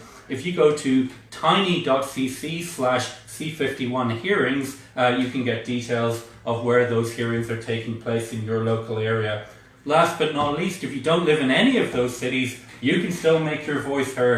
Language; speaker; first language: English; native; English